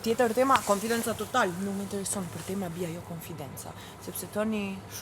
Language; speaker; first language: Albanian; non-native, learner; English